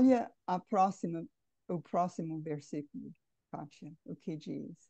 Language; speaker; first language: Portuguese; non-native, fluent; English